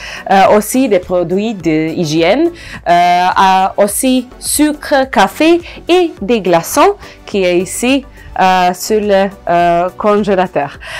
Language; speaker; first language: French; non-native, learner; Croatian